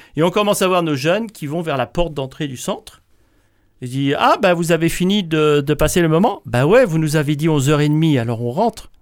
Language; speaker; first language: French; native; French